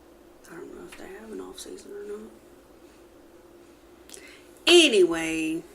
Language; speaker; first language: English; native; English